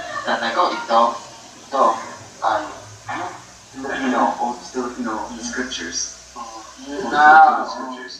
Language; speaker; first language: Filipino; non-native, learner; English